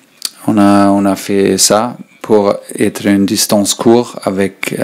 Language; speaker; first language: French; non-native, learner; German